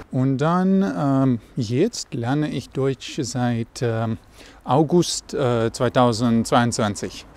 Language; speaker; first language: German; non-native, fluent; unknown